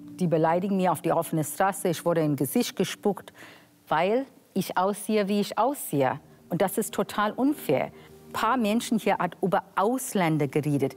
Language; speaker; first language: German; non-native, fluent; English